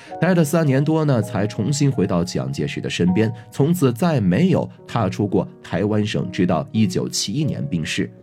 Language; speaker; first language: Chinese; native; Chinese